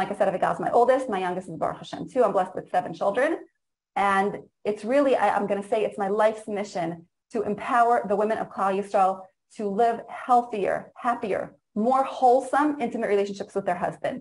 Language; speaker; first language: English; non-native, fluent; Hebrew